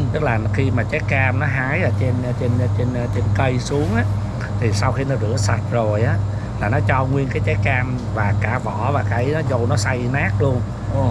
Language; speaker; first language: Vietnamese; native; Vietnamese